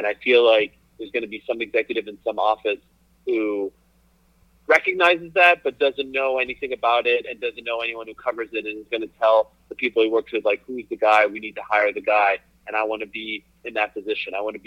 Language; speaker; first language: English; native; English